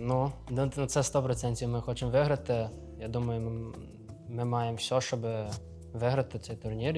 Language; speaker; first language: Ukrainian; early bilingual, other home language; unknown